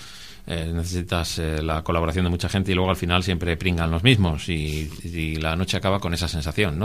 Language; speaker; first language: Spanish; native; Spanish